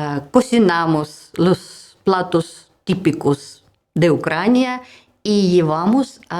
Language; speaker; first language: Spanish; non-native, learner; Russian